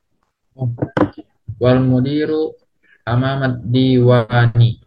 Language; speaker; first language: Arabic; non-native, learner; Indonesian